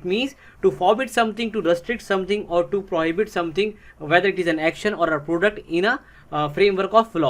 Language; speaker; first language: Hindi; native; Hindi